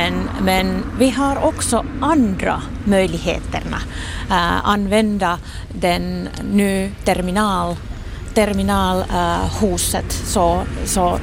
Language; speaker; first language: Swedish; non-native, local second language; Finnish